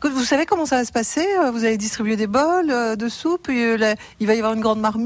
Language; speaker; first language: French; native; French